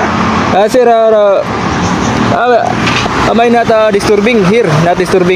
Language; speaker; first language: English; non-native, local second language; Cebuano